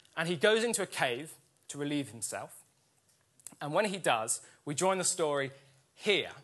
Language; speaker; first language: English; native; English